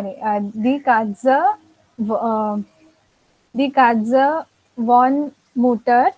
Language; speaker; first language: German; non-native, learner; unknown